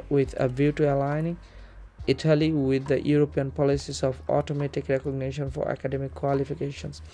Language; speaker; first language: English; non-native, local second language; Bangla